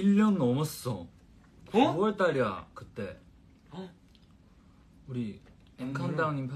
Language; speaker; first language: Korean; non-native, fluent; Chinese